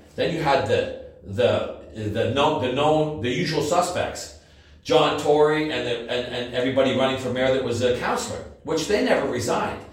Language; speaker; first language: English; native; English